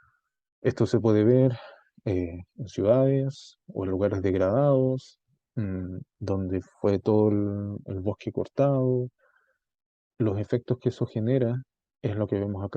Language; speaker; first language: Spanish; native; Spanish